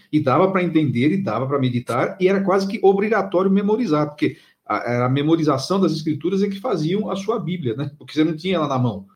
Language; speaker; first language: Portuguese; native; Portuguese